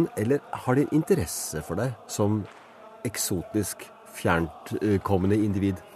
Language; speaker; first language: Norwegian; native; Norwegian